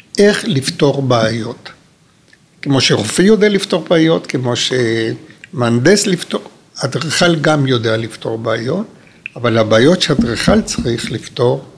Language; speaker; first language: Hebrew; non-native, fluent; Spanish